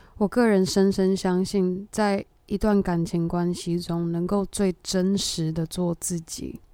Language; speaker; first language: Chinese; native; Chinese